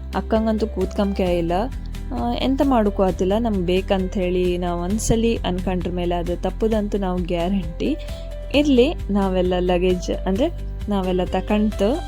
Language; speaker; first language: Kannada; non-native, local second language; Konkani